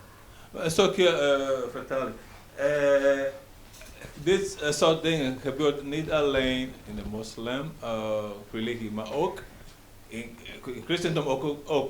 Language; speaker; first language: Dutch; non-native, learner; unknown